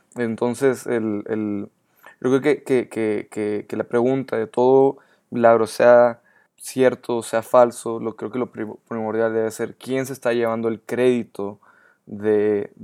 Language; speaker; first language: Spanish; native; Spanish